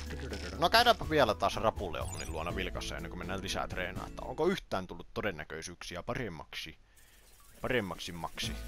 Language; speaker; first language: Finnish; native; Finnish